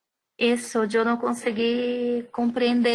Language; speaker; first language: Spanish; non-native, learner; Portuguese